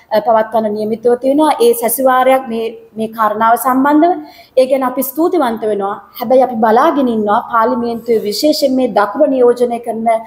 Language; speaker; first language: Sinhala; native; Sinhala